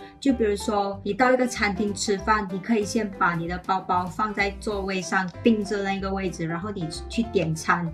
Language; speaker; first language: Chinese; native; Chinese